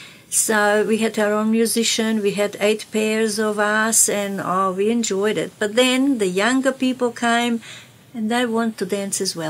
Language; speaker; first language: English; non-native, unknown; Slovenian